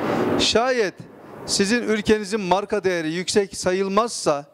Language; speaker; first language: Turkish; native; Turkish